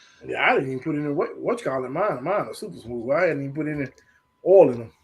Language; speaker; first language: English; native; English